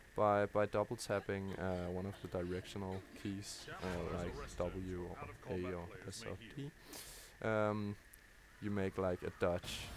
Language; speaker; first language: English; non-native, fluent; Danish